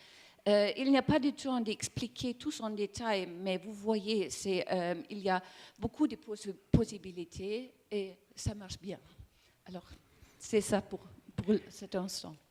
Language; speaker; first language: French; non-native, learner; German